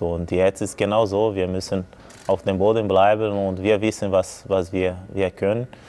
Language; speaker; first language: German; non-native, fluent; Portuguese